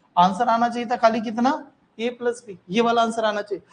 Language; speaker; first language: Hindi; non-native, local second language; Marathi